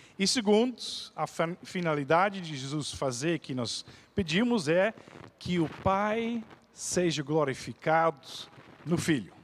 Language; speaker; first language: Portuguese; non-native, fluent; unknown